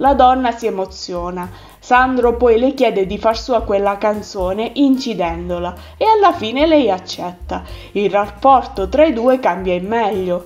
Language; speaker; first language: Italian; native; Italian